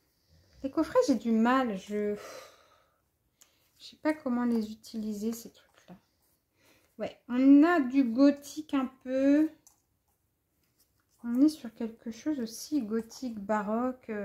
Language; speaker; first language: French; native; French